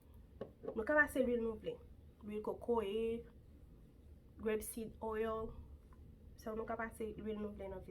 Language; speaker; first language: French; non-native, local second language; Haitian Creole